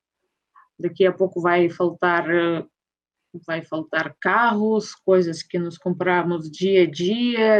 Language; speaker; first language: Portuguese; non-native, fluent; Russian